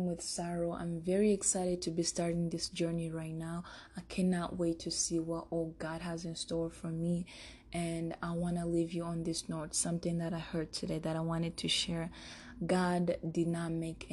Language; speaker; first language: English; non-native, local second language; Kinyarwanda